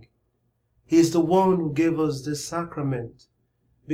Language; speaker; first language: English; non-native, local second language; Igbo